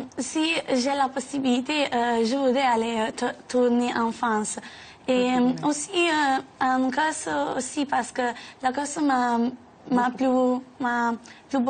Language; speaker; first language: French; non-native, learner; Italian